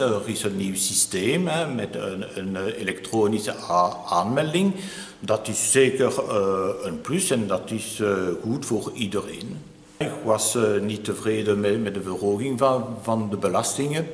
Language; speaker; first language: Dutch; non-native, local second language; French